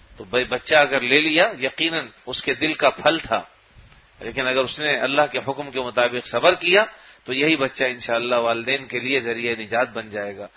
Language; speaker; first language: Urdu; native; Urdu